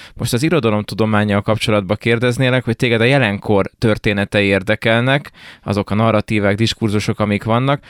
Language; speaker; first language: Hungarian; native; Hungarian